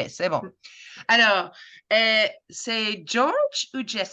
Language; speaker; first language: French; non-native, fluent; English